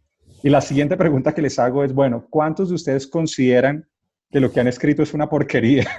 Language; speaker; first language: Spanish; native; Spanish